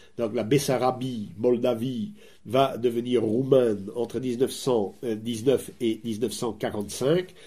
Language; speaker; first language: French; native; French